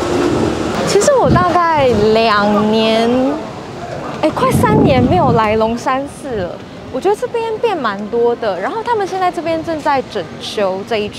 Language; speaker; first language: Chinese; native; Chinese